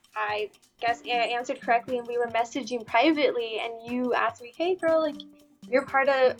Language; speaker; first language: English; native; English